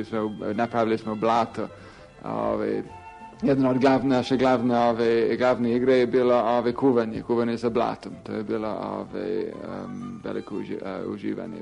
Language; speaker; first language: Serbian; non-native, fluent; English